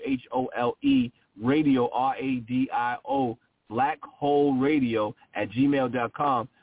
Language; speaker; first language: English; native; English